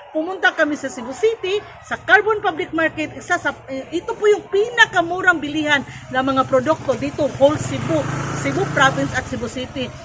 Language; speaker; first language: Filipino; non-native, local second language; Cebuano